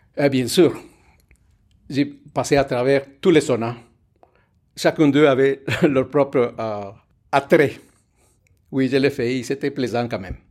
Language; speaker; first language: French; non-native, fluent; Spanish